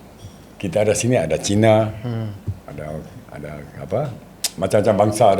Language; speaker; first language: Malay; native; Malay